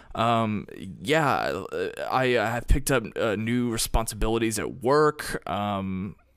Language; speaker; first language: English; native; English